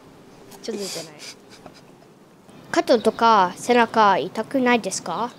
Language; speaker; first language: Japanese; non-native, learner; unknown